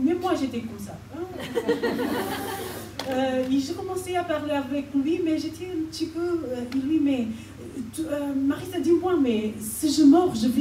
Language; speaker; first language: French; non-native, fluent; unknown